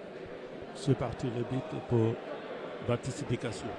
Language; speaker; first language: French; native; French